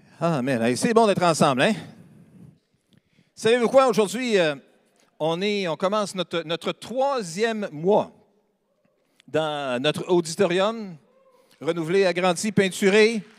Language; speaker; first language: French; native; French